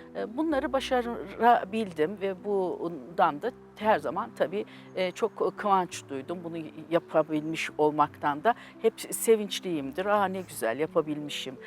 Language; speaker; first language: Turkish; native; Turkish